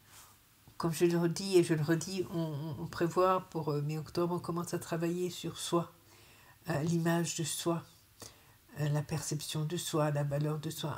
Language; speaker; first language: French; native; French